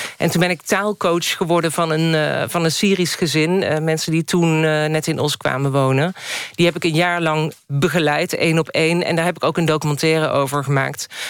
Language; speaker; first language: Dutch; native; Dutch